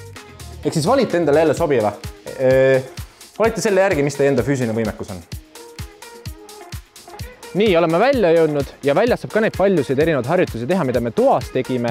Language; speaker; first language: Estonian; native; Estonian